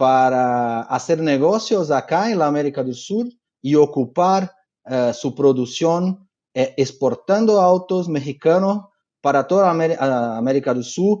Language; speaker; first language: Spanish; non-native, fluent; Portuguese